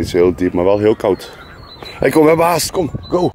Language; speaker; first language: Dutch; native; Dutch